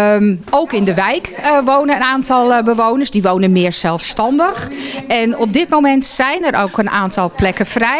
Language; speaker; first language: Dutch; native; Dutch